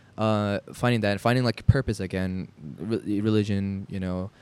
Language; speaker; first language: English; native; English